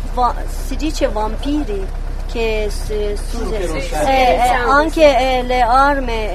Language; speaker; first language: Italian; non-native, learner; Kurdish